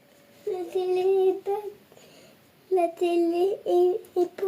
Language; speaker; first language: French; native; French